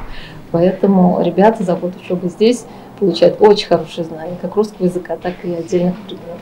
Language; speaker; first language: Russian; native; Russian